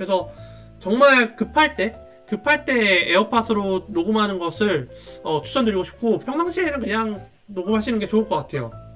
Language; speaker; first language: Korean; native; Korean